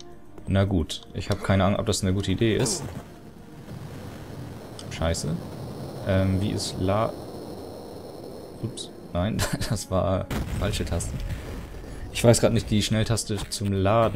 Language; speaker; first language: German; native; German